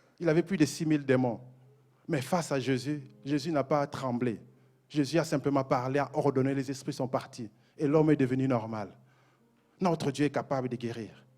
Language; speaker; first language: French; non-native, local second language; Mossi